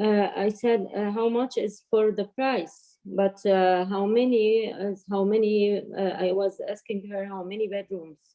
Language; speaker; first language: English; non-native, learner; Arabic